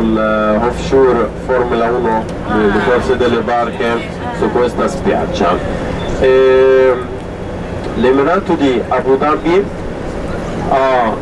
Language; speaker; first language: Italian; non-native, fluent; Arabic